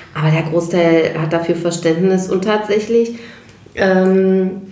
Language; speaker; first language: German; native; German